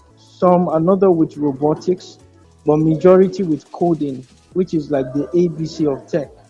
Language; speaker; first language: English; non-native, local second language; Yoruba